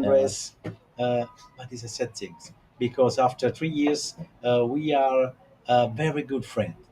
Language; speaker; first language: English; non-native, learner; Italian